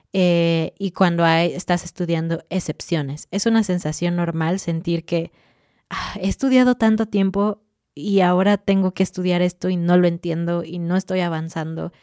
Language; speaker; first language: Spanish; native; Spanish